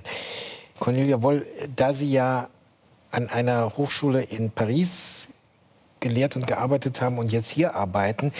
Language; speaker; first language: German; native; German